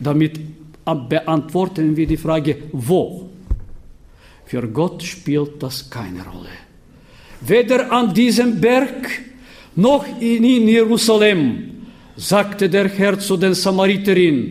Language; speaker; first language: German; non-native, fluent; Bulgarian